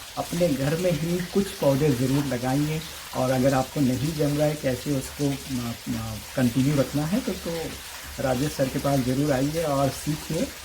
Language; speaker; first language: Hindi; non-native, local second language; Marathi